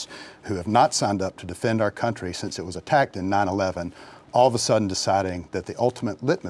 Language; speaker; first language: English; native; English